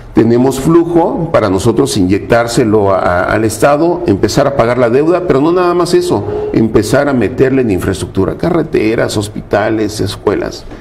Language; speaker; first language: Spanish; native; Spanish